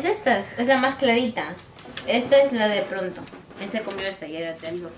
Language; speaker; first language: Spanish; early bilingual, heritage; Spanish